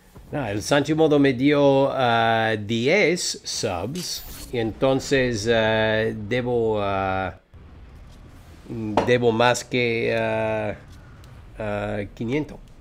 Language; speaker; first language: Spanish; non-native, learner; English